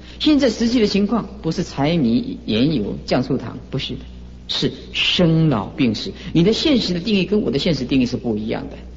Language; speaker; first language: Chinese; native; Chinese